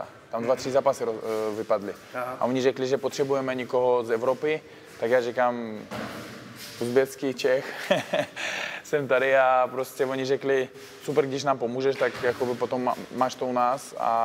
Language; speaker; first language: Czech; non-native, fluent; Uzbek